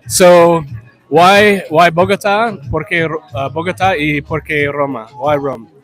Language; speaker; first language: Spanish; non-native, learner; English